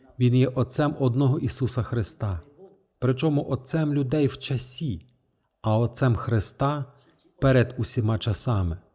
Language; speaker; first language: Ukrainian; non-native, fluent; French